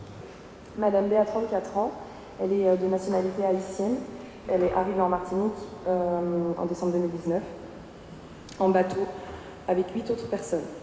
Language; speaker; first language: French; native; French